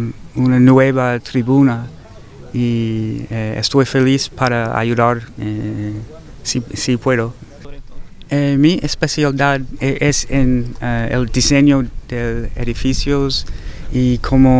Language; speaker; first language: Spanish; non-native, learner; English